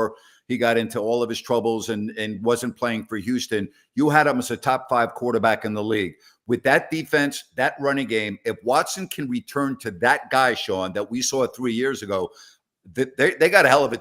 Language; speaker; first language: English; native; English